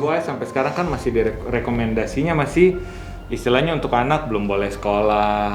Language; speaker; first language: Indonesian; native; Indonesian